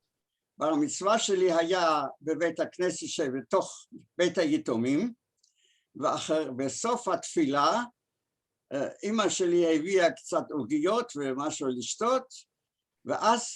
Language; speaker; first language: Hebrew; early bilingual, other home language; German